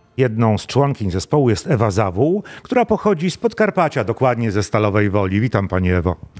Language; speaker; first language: Polish; native; Polish